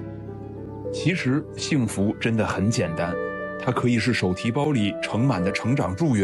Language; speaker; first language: Chinese; native; Chinese